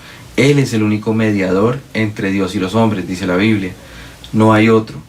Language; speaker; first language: Spanish; native; Spanish